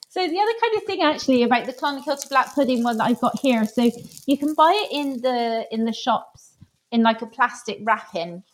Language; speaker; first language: English; native; English